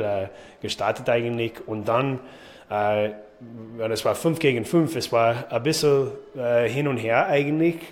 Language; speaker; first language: German; non-native, learner; English